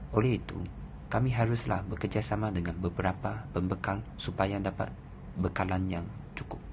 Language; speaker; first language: Malay; non-native, local second language; Chinese